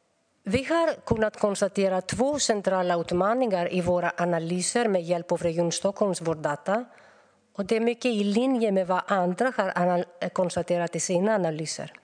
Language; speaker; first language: Swedish; non-native, fluent; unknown